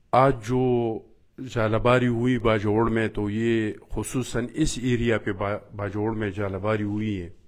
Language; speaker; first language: Urdu; non-native, local second language; Pashto